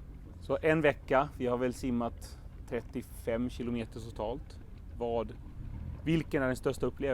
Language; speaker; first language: Swedish; native; Swedish